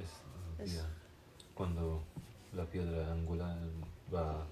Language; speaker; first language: Spanish; non-native, fluent; English